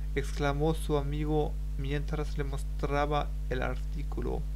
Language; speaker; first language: Spanish; non-native, learner; German